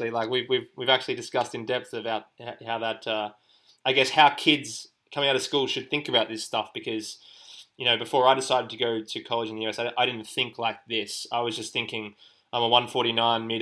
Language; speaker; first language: English; native; English